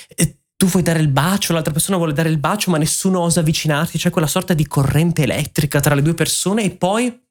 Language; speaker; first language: Italian; native; Italian